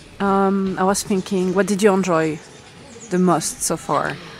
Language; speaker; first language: English; non-native, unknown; French